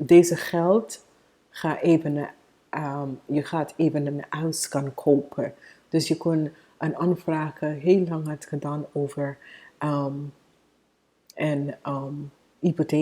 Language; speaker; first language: Dutch; non-native, fluent; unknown